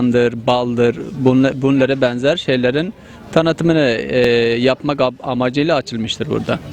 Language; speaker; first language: Turkish; non-native, fluent; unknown